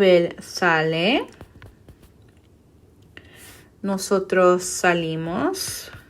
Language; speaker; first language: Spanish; non-native, fluent; English